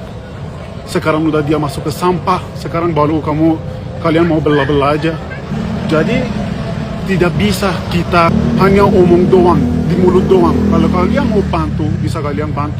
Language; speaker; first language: Indonesian; non-native, learner; Persian